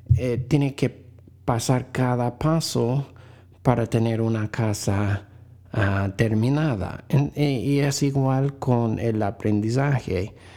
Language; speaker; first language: Spanish; non-native, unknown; English